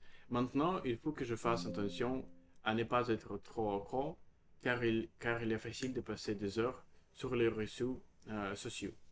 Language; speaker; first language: French; non-native, learner; Russian